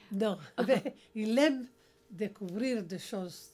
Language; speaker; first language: French; non-native, learner; English